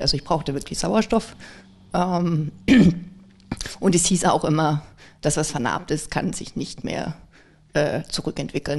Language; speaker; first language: German; native; German